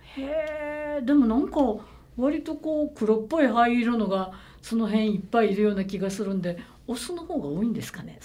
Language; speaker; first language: Japanese; native; Japanese